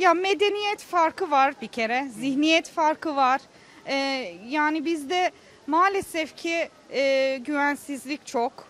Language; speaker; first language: Turkish; early bilingual, heritage; Turkish